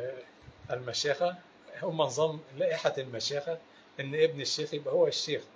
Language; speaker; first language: Arabic; native; Arabic